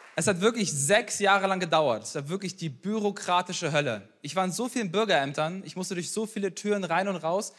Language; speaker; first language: German; early bilingual, other home language; Ukrainian